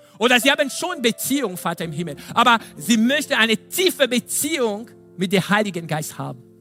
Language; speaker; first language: German; non-native, fluent; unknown